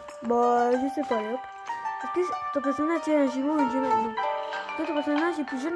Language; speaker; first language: French; native; French